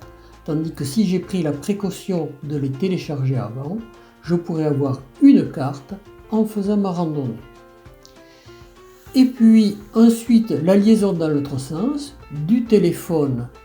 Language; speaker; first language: French; native; French